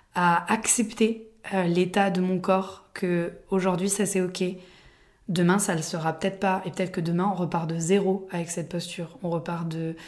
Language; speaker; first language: French; native; French